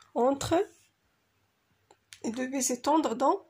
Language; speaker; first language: French; non-native, local second language; Arabic